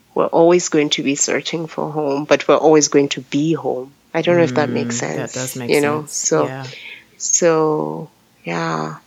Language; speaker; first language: English; non-native, local second language; Tswana